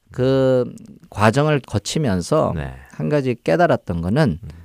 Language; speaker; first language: Korean; native; Korean